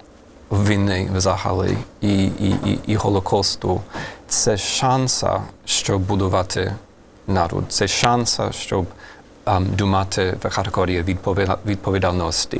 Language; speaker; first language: Ukrainian; non-native, fluent; German